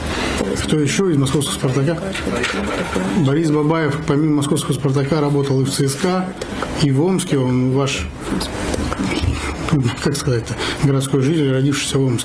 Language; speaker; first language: Russian; native; Russian